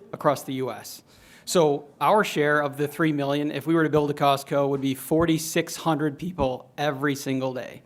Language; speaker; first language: English; native; English